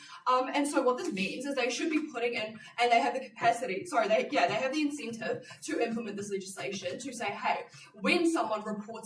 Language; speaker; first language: English; native; English